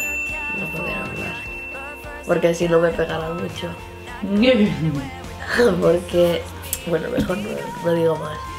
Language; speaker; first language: Spanish; early bilingual, heritage; Spanish